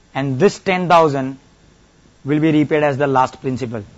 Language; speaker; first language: English; non-native, local second language; Gujarati